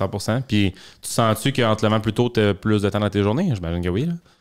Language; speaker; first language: French; native; French